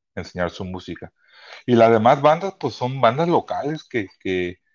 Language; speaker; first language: Spanish; early bilingual, heritage; Spanish